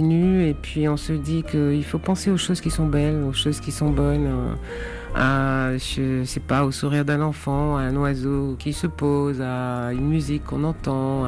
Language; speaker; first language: French; native; French